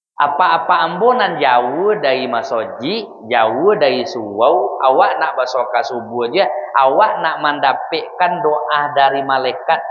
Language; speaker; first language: Malay; non-native, local second language; Minangkabau